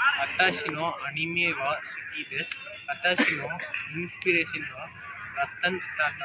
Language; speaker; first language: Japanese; non-native, learner; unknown